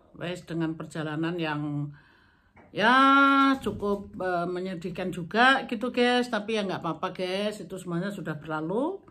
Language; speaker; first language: Indonesian; non-native, local second language; Javanese